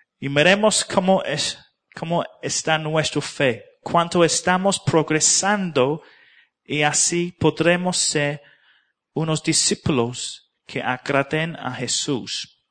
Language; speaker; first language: Spanish; non-native, learner; English